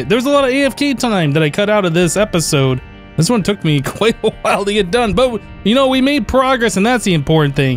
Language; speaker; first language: English; native; English